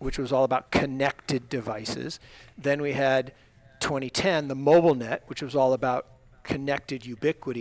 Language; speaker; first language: English; native; English